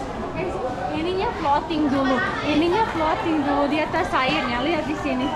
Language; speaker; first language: Indonesian; non-native, learner; English